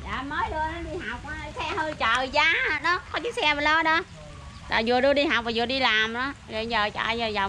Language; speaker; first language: Vietnamese; native; Vietnamese